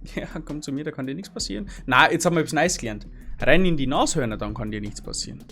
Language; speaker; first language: German; native; German